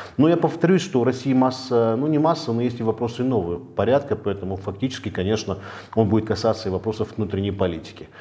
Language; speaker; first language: Russian; native; Russian